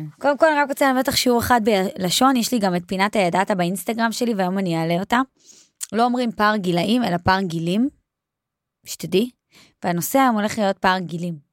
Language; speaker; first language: Hebrew; native; Hebrew